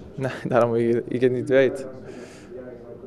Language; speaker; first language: Dutch; non-native, fluent; Swedish